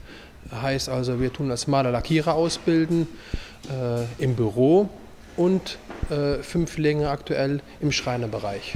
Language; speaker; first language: German; native; German